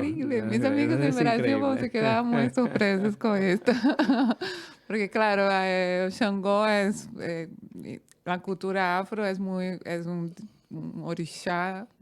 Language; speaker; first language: Spanish; non-native, fluent; Portuguese